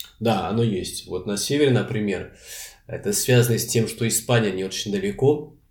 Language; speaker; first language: Russian; non-native, fluent; Portuguese